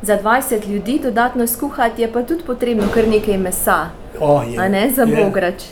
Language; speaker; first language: Slovenian; native; Slovenian